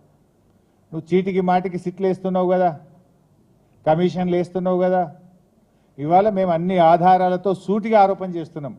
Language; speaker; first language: Telugu; native; Telugu